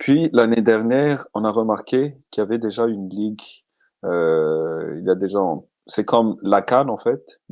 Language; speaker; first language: French; non-native, local second language; Malagasy